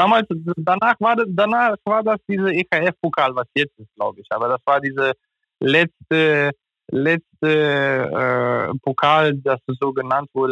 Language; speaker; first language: German; non-native, fluent; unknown